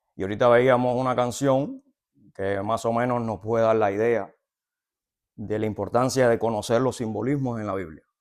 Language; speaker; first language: Spanish; native; Spanish